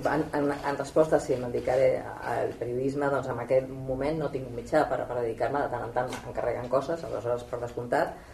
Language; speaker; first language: Catalan; non-native, local second language; Spanish